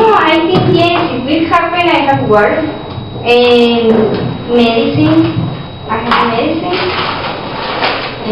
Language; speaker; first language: English; non-native, learner; Spanish